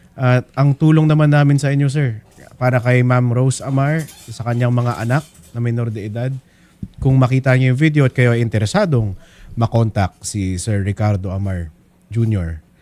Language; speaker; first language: Filipino; native; Filipino